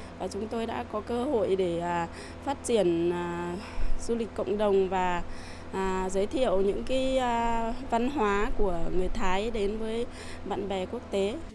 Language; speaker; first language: Vietnamese; non-native, local second language; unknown